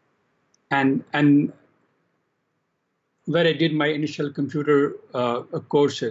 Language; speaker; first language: English; non-native, local second language; Kashmiri